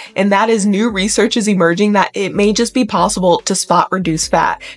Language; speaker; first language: English; native; English